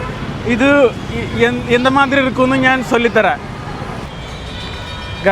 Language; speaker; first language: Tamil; non-native, learner; Malayalam